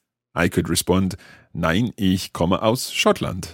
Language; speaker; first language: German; non-native, learner; English